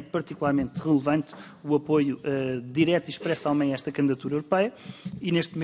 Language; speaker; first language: Portuguese; native; Portuguese